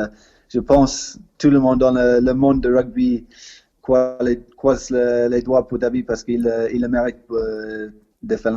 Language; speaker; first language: French; non-native, fluent; English